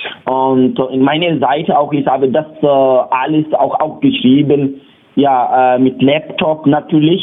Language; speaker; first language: German; non-native, learner; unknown